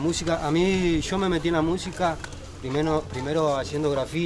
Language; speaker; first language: Spanish; native; Spanish